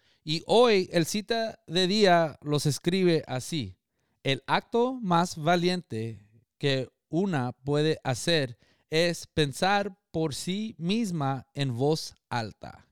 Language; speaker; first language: Spanish; early bilingual, heritage; Spanish